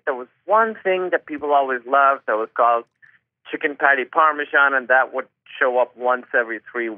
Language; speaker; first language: English; non-native, local second language; Urdu